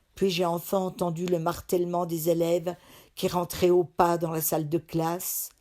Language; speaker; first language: French; native; French